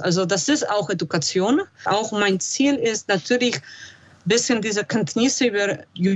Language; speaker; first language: German; non-native, fluent; Polish